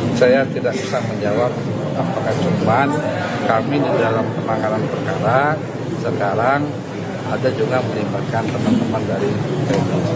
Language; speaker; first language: Indonesian; native; Indonesian